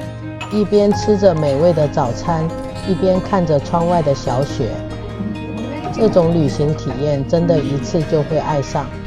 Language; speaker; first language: Chinese; native; Chinese